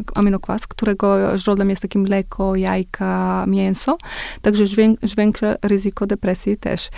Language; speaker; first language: Polish; non-native, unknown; Macedonian